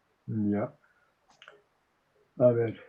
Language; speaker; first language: Spanish; native; Spanish